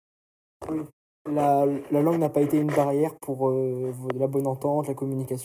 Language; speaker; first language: French; native; French